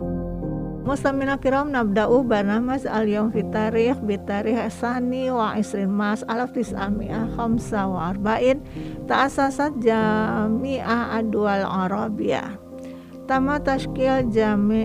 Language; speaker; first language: Arabic; non-native, fluent; Indonesian